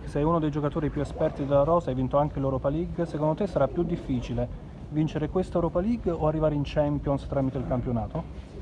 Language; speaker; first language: Italian; native; Italian